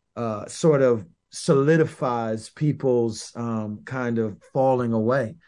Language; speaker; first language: English; native; English